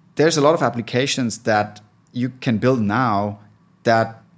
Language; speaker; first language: English; non-native, fluent; German